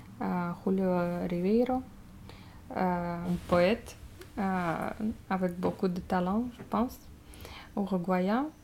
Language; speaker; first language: French; non-native, fluent; Russian